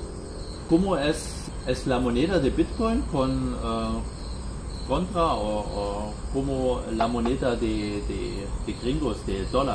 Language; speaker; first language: Spanish; non-native, learner; German